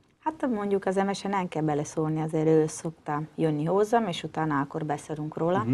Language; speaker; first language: Hungarian; non-native, learner; Italian